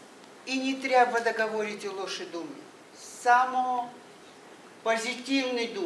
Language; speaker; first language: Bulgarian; non-native, learner; Russian